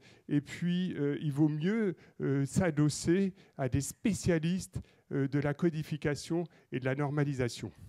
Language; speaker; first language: French; native; French